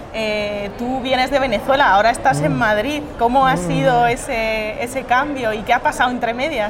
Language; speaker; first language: Spanish; native; Spanish